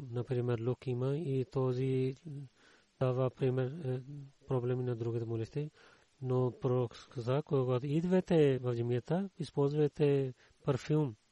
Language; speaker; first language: Bulgarian; non-native, learner; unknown